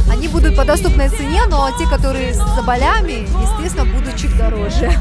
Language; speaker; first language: Russian; native; Russian